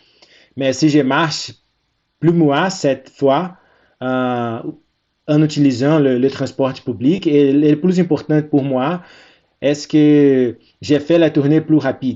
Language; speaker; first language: French; non-native, fluent; Portuguese